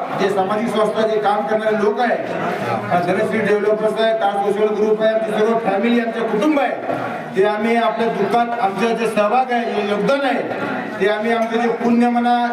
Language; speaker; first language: Marathi; non-native, local second language; Kannada